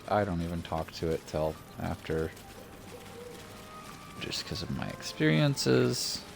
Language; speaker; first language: English; native; English